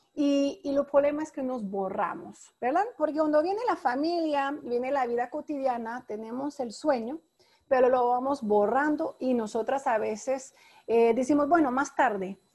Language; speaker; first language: Spanish; non-native, fluent; French